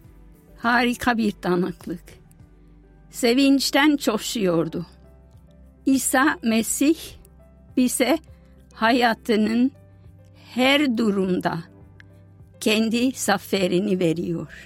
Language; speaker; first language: Turkish; non-native, fluent; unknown